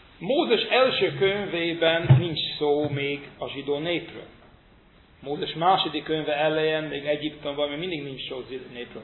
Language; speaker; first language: Hungarian; non-native, fluent; English